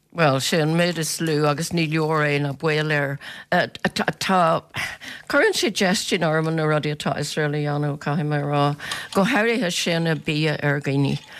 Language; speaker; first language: Irish; native; Irish